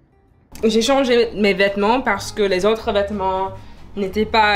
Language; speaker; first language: French; non-native, learner; English